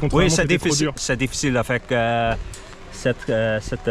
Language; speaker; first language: French; non-native, learner; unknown